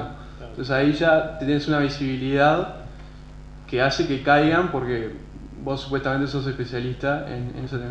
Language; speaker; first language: Spanish; native; Spanish